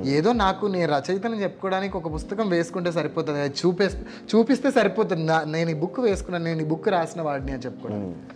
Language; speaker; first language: Telugu; non-native, local second language; Lambadi